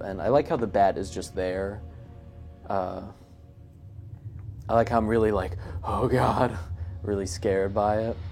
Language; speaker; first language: English; native; English